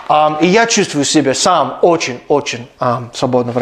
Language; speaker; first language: Russian; non-native, fluent; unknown